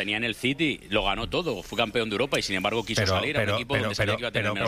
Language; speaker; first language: Spanish; native; Spanish